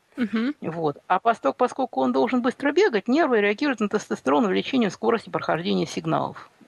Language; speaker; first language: Russian; native; Russian